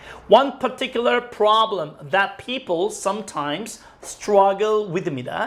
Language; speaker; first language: English; non-native, fluent; Korean